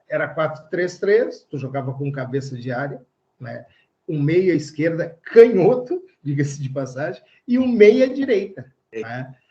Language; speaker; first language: Portuguese; native; Portuguese